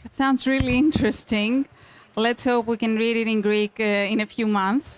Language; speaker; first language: English; non-native, fluent; Greek